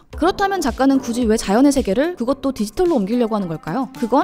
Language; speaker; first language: Korean; native; Korean